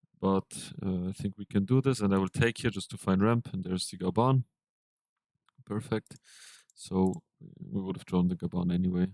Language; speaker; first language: English; non-native, fluent; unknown